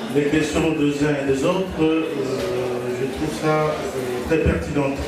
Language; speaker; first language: French; non-native, local second language; Lingala